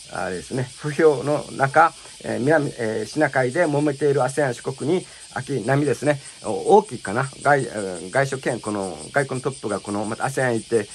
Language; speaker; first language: Japanese; non-native, fluent; Chinese